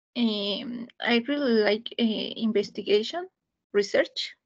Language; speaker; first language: English; non-native, learner; Spanish